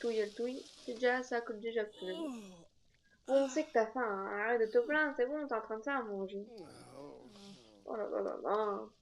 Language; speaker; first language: French; native; French